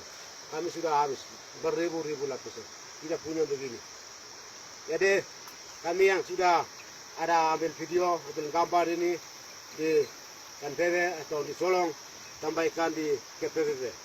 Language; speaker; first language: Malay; non-native, local second language; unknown